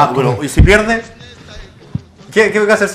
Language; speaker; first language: Spanish; native; Spanish